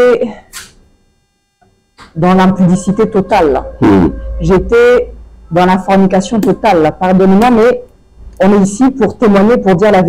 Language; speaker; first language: French; native; French